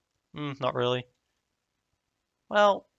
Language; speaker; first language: English; native; English